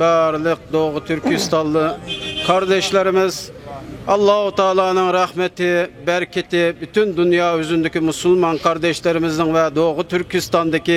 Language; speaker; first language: Turkish; non-native, fluent; Uyghur